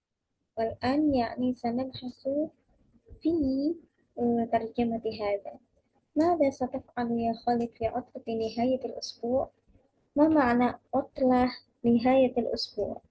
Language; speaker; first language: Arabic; non-native, fluent; Indonesian